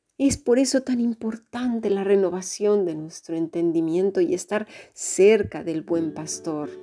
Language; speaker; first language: Spanish; native; Spanish